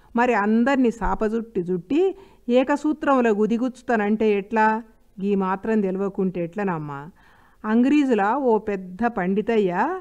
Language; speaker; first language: Telugu; native; Telugu